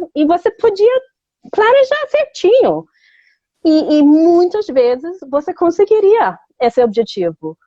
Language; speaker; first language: Portuguese; non-native, fluent; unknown